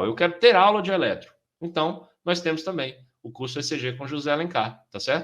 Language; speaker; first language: Portuguese; native; Portuguese